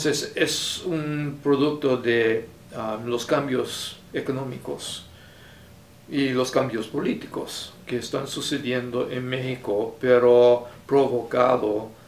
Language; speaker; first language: Spanish; non-native, fluent; English